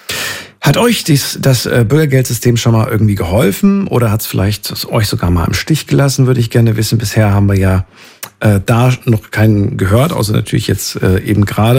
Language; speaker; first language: German; native; German